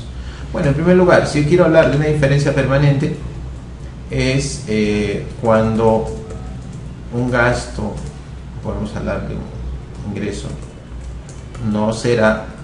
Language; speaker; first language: Spanish; native; Spanish